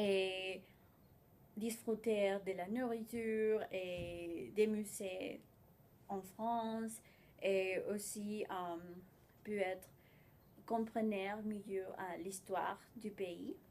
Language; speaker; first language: French; non-native, learner; Spanish